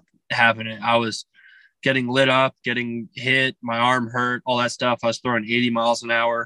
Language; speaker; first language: English; native; English